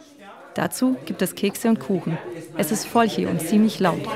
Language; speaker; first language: German; native; German